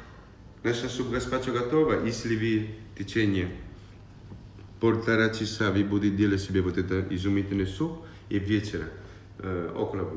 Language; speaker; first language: Russian; non-native, learner; Italian